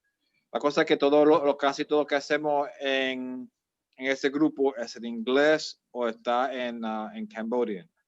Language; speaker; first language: Spanish; early bilingual, heritage; Spanish